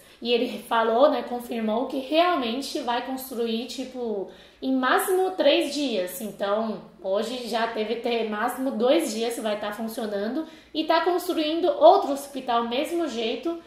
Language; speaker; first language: Portuguese; non-native, fluent; Chinese